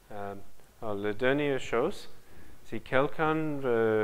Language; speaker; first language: French; non-native, learner; English